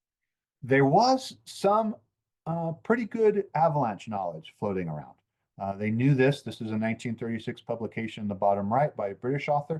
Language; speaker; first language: English; native; English